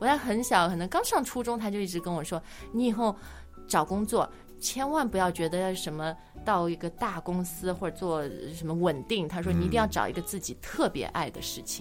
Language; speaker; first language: Chinese; native; Chinese